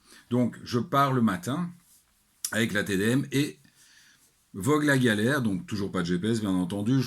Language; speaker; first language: French; native; French